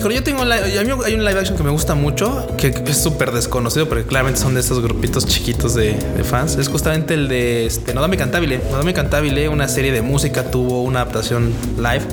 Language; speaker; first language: Spanish; native; Spanish